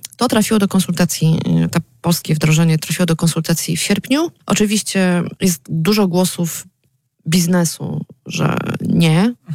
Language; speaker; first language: Polish; native; Polish